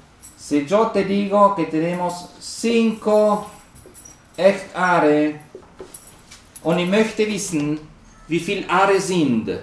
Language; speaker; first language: German; non-native, learner; Spanish